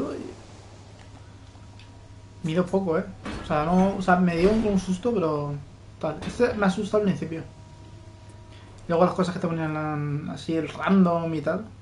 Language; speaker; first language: Spanish; native; Spanish